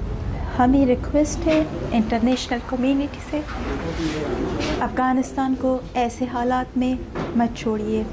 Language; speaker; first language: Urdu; non-native, fluent; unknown